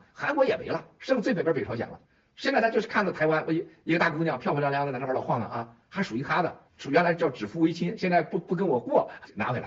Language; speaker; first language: Chinese; native; Chinese